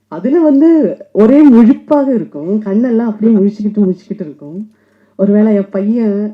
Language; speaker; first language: Tamil; non-native, local second language; Malayalam